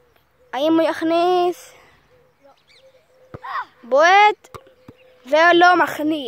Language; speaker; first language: Hebrew; native; Hebrew